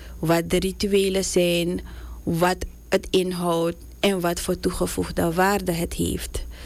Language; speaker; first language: Dutch; native; Dutch